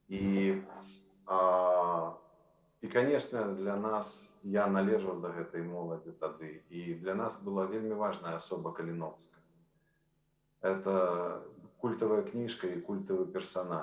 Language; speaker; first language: Belarusian; non-native, local second language; Russian